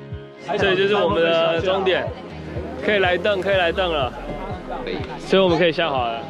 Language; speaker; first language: Chinese; native; Chinese